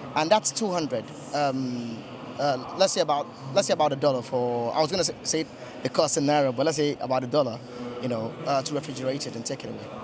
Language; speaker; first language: English; non-native, local second language; Yoruba